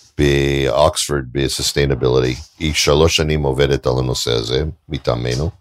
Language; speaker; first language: Hebrew; non-native, fluent; English